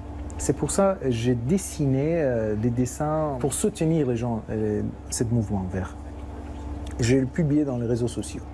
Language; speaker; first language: French; non-native, fluent; Persian